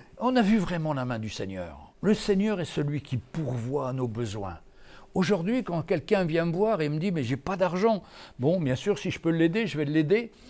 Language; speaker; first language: French; native; French